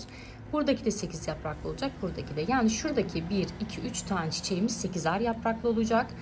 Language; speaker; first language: Turkish; native; Turkish